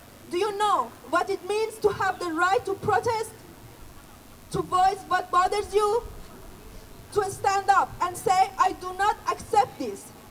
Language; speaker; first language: English; non-native, fluent; Persian